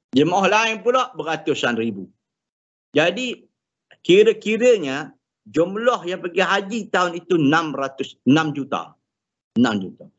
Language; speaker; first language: Malay; native; Malay